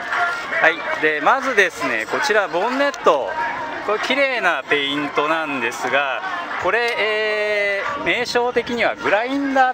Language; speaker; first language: Japanese; native; Japanese